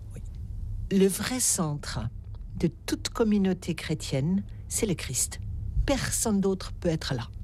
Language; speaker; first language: French; native; French